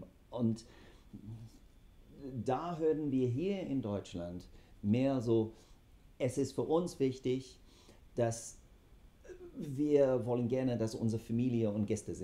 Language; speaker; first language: German; non-native, fluent; English